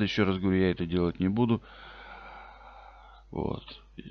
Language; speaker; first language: Russian; native; Russian